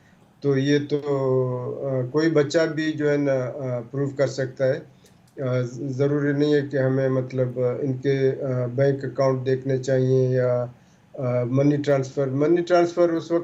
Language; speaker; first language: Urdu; non-native, local second language; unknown